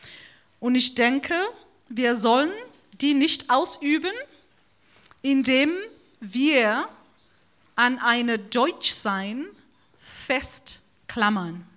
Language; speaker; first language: German; non-native, fluent; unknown